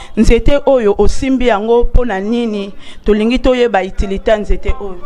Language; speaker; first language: Lingala; native; Lingala